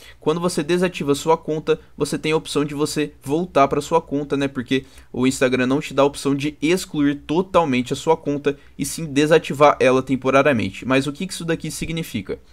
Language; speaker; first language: Portuguese; native; Portuguese